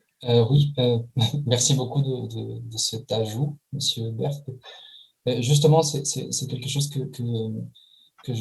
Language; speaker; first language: French; non-native, fluent; Spanish